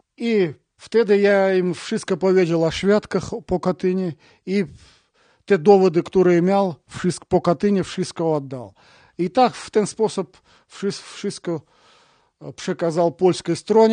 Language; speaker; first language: Polish; non-native, learner; Russian